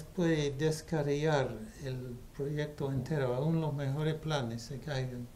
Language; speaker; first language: Spanish; non-native, fluent; English